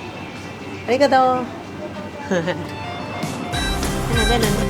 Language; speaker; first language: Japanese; non-native, learner; Chinese